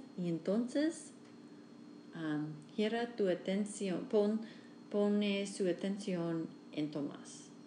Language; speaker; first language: Spanish; non-native, learner; English